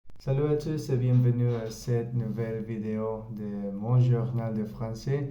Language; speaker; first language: French; non-native, learner; Spanish